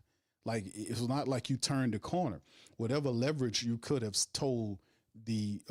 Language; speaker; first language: English; native; English